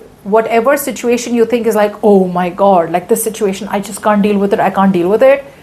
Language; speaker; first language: English; non-native, local second language; Hindi